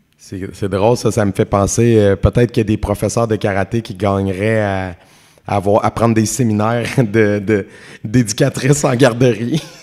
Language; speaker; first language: French; native; French